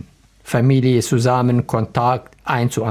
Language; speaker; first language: German; non-native, learner; Arabic